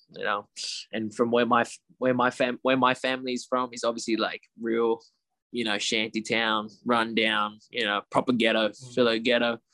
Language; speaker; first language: English; native; English